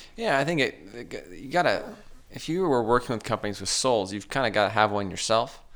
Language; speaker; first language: English; native; English